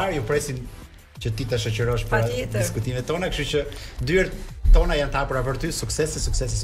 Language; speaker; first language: Albanian; native; Albanian